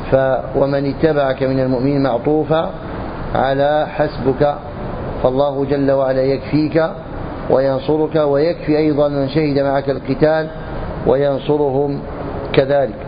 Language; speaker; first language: Arabic; native; Arabic